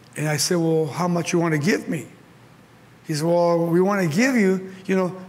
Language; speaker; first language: English; early bilingual, other home language; Spanish